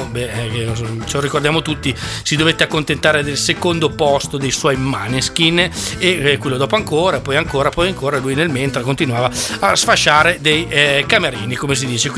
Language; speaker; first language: Italian; native; Italian